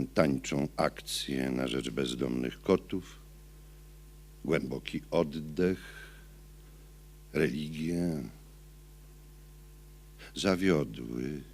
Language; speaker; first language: Polish; native; Polish